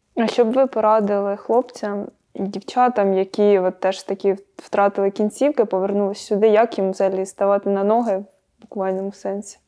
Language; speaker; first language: Ukrainian; native; Ukrainian